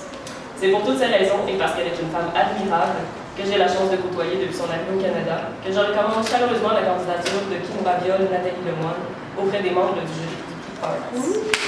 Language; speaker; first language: French; native; French